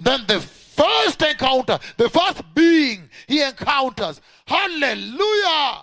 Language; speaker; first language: English; non-native, local second language; Luo (Kenya and Tanzania)